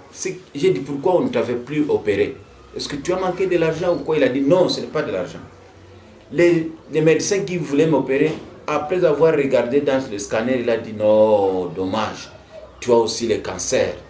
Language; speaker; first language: French; non-native, local second language; Swahili